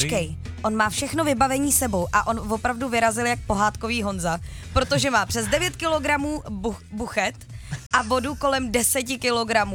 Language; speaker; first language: Czech; native; Czech